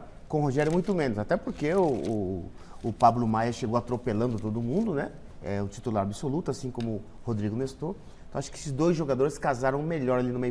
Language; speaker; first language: Portuguese; native; Portuguese